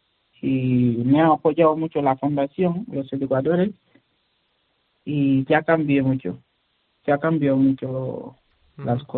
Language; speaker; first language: Spanish; non-native, learner; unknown